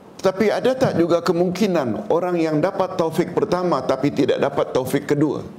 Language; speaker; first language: Malay; native; Malay